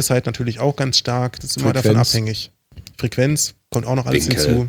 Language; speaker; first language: German; native; German